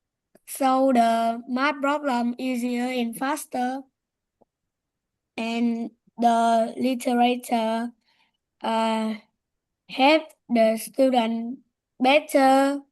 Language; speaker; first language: English; non-native, learner; Vietnamese